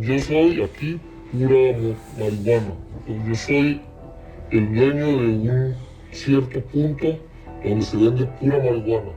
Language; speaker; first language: Spanish; native; Spanish